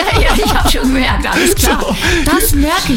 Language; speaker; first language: German; native; German